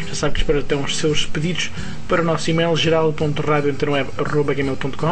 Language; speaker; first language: Portuguese; native; Portuguese